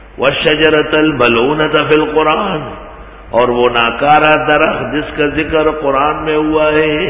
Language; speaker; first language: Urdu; non-native, local second language; Pashto